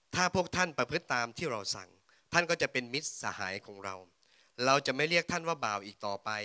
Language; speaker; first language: Thai; native; Thai